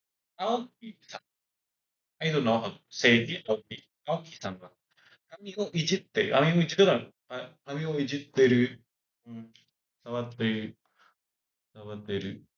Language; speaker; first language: Japanese; non-native, learner; Indonesian